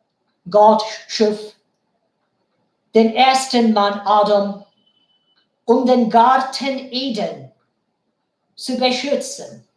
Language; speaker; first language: German; non-native, fluent; Bangla